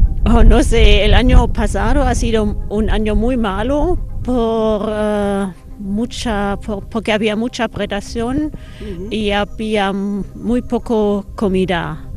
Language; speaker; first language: Spanish; non-native, fluent; German